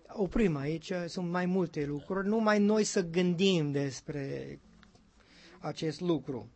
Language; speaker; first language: Romanian; non-native, learner; English